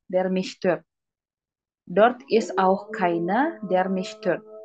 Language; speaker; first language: German; non-native, fluent; Indonesian